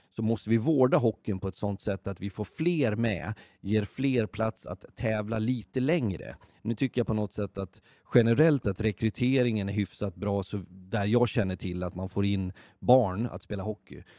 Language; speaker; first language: Swedish; native; Swedish